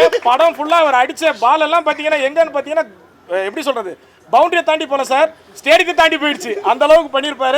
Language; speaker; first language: Tamil; native; Tamil